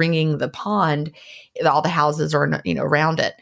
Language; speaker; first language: English; native; English